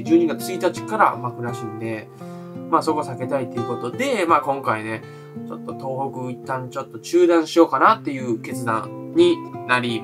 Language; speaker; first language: Japanese; native; Japanese